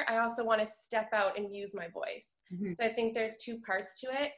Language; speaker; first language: English; native; English